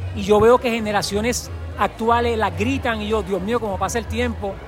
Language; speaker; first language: Spanish; native; Spanish